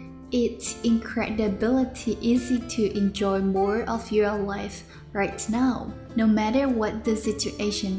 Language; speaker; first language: English; non-native, fluent; Chinese